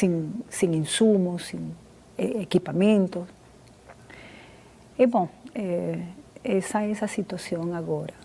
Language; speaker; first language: Portuguese; non-native, fluent; Spanish